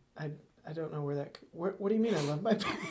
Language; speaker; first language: English; native; English